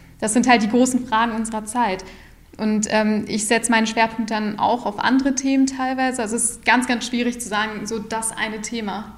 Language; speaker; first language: German; early bilingual, other home language; Urdu